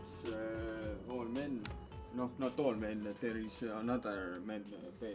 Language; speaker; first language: English; non-native, learner; Estonian